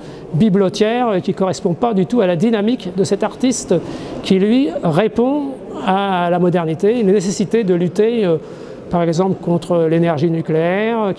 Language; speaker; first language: French; native; French